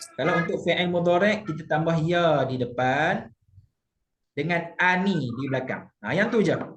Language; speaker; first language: Malay; native; Malay